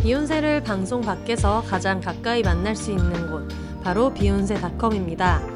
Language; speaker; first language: Korean; native; Korean